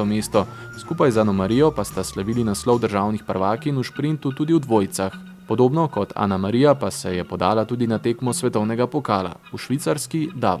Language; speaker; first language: Slovenian; native; Slovenian